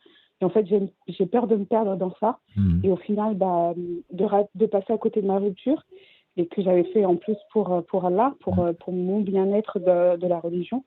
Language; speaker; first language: French; native; French